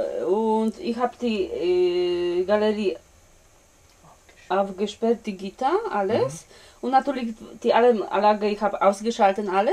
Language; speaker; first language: German; non-native, learner; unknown